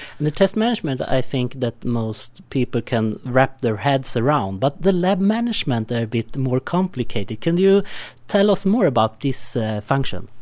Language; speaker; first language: English; non-native, fluent; Swedish